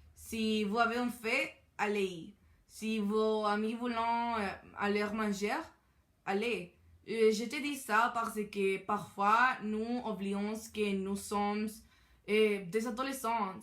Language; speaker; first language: French; non-native, learner; Spanish